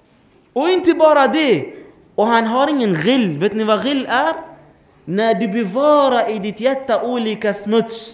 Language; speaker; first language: Swedish; non-native, fluent; Arabic